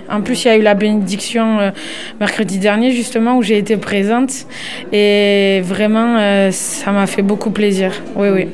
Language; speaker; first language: French; native; French